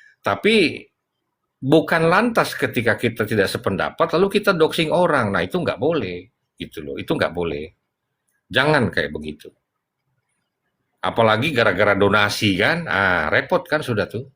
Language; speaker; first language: Indonesian; native; Indonesian